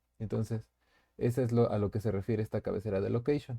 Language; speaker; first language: Spanish; native; Spanish